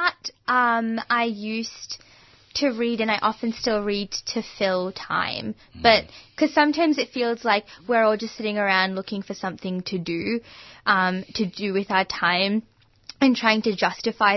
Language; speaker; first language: English; non-native, local second language; Gujarati